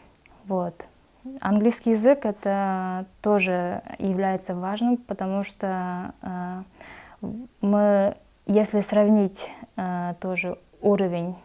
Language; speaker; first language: Russian; non-native, local second language; Kyrgyz